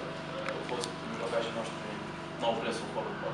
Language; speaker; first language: Romanian; non-native, local second language; Russian